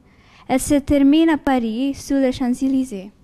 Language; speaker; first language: French; non-native, learner; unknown